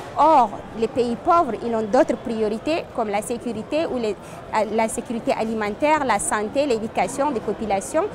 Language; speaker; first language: French; non-native, local second language; Fula